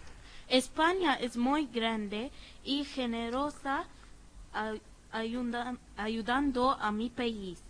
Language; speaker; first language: Spanish; non-native, learner; Arabic